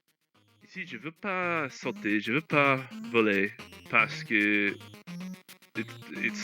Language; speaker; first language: French; non-native, learner; English